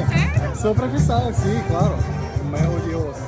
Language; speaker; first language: Portuguese; non-native, learner; Russian